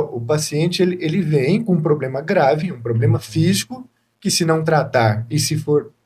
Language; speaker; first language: Portuguese; native; Portuguese